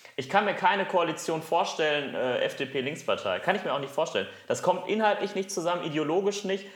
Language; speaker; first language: German; native; German